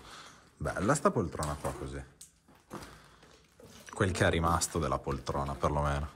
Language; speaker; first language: Italian; native; Italian